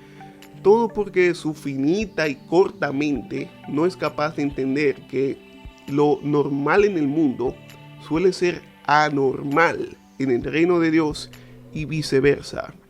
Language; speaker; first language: Spanish; native; Spanish